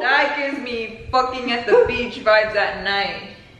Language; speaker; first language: English; early bilingual, other home language; Spanish